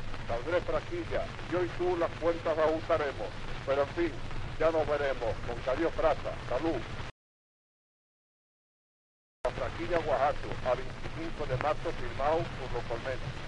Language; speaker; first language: Spanish; native; Spanish